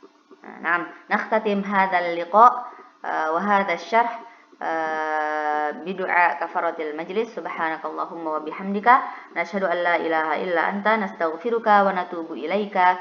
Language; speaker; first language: Arabic; non-native, fluent; Indonesian